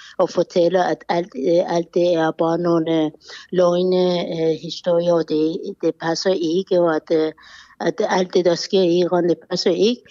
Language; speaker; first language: Danish; non-native, fluent; Persian